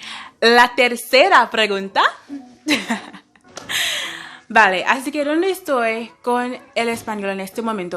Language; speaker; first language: Spanish; non-native, fluent; English